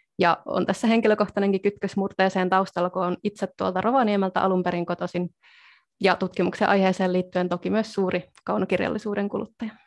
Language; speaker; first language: Finnish; native; Finnish